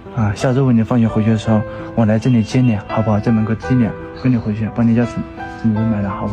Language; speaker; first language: Chinese; native; Chinese